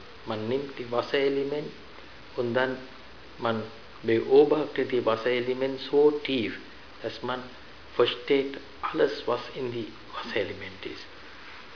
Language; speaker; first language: German; non-native, fluent; Sinhala